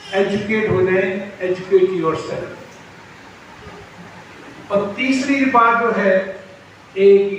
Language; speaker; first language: Hindi; non-native, local second language; Punjabi